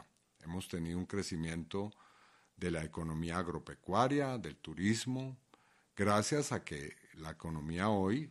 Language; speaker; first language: Spanish; native; Spanish